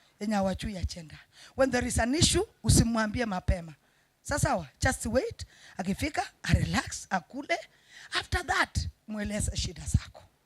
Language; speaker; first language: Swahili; non-native, local second language; Kalenjin